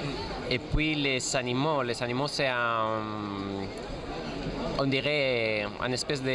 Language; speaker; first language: French; non-native, fluent; Spanish